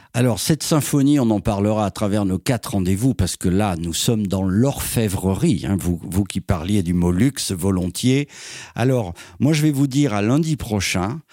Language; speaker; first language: French; native; French